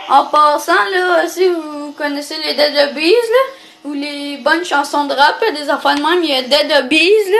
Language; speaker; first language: French; native; French